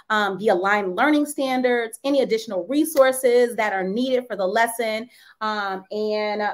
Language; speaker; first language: English; native; English